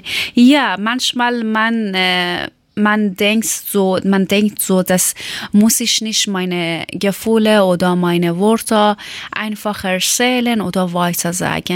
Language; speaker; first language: German; non-native, learner; Persian